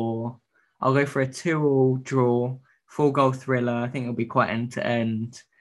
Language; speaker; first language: English; native; English